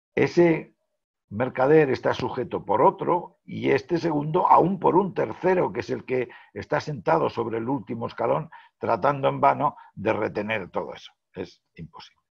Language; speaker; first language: Spanish; native; Spanish